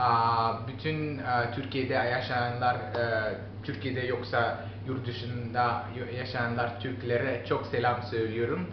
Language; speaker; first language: Turkish; non-native, learner; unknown